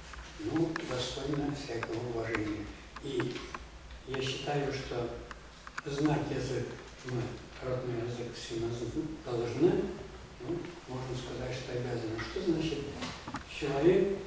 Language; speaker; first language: Russian; non-native, local second language; Tatar